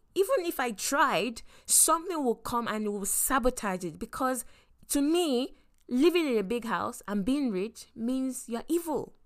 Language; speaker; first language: English; non-native, local second language; Yoruba